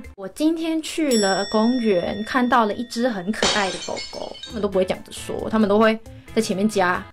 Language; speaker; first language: Chinese; non-native, fluent; Korean